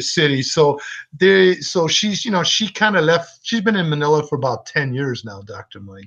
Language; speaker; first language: English; native; English